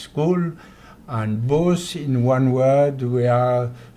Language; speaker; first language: English; non-native, fluent; Polish